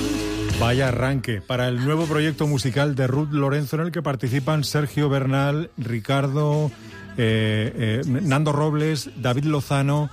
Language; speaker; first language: Spanish; native; Spanish